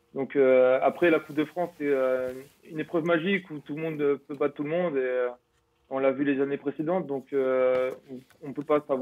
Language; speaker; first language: French; native; French